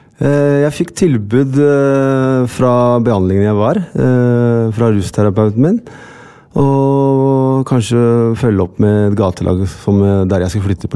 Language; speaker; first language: Norwegian; non-native, fluent; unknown